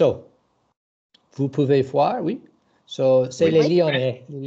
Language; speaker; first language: French; non-native, learner; English